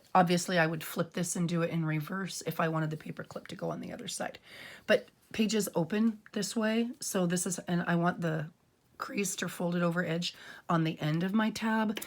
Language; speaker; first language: English; native; English